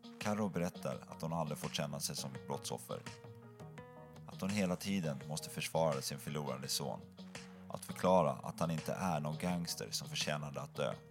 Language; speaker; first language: Swedish; native; Swedish